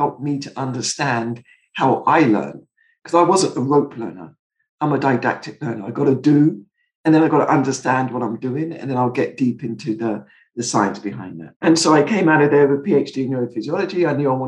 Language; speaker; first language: English; native; English